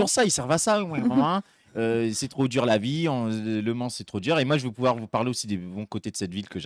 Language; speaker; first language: French; native; French